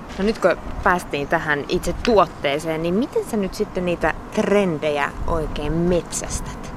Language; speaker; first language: Finnish; native; Finnish